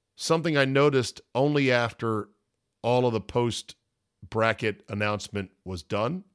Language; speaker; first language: English; native; English